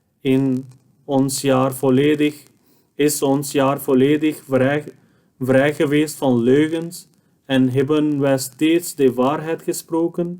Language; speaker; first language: Dutch; non-native, fluent; Urdu